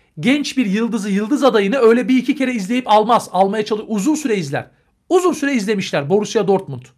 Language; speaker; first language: Turkish; native; Turkish